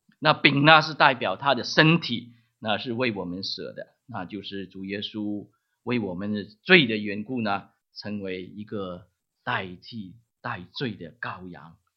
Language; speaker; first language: Chinese; non-native, local second language; Cantonese